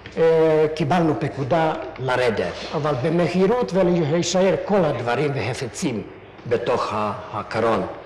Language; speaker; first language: Hebrew; non-native, fluent; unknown